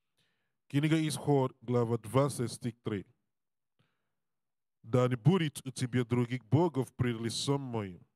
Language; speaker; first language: Russian; non-native, learner; English